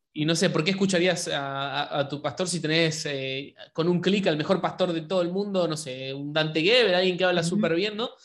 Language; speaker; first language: Spanish; native; Spanish